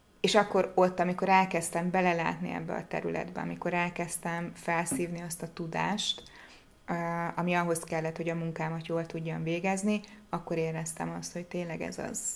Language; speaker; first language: Hungarian; native; Hungarian